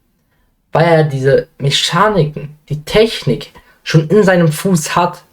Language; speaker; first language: German; native; German